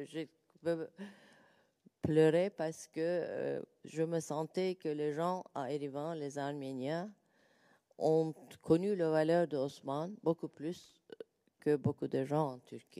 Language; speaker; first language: French; non-native, learner; Turkish